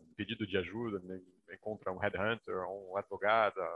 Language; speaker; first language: Portuguese; non-native, fluent; French